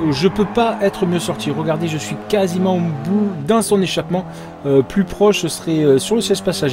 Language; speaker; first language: French; native; French